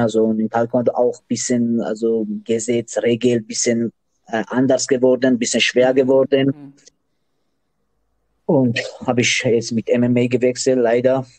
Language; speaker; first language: German; non-native, learner; Georgian